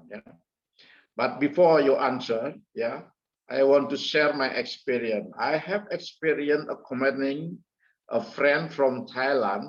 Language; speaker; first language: English; non-native, fluent; Indonesian